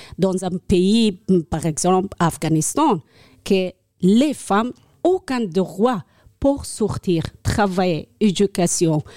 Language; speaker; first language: French; non-native, learner; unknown